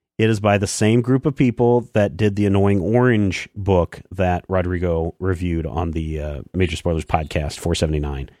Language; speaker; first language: English; native; English